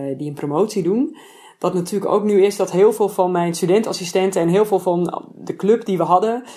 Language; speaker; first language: Dutch; native; Dutch